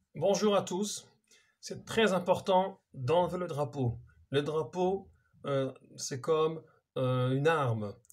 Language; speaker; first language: French; non-native, fluent; Hebrew